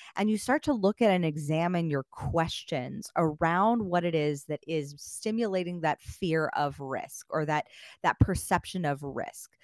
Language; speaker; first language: English; native; English